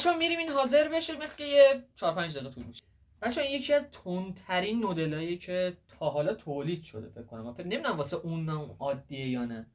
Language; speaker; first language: Persian; native; Persian